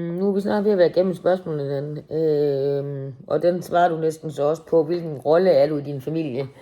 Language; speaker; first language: Danish; native; Danish